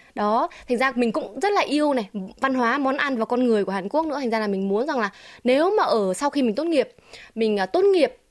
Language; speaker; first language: Vietnamese; native; Vietnamese